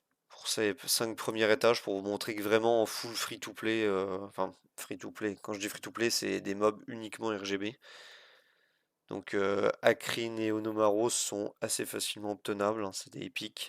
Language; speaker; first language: French; native; French